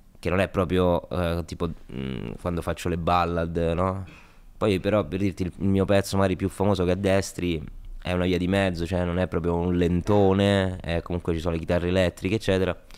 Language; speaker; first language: Italian; native; Italian